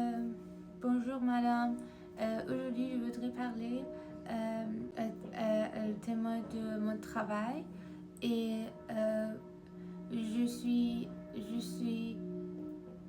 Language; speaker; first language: French; non-native, learner; Persian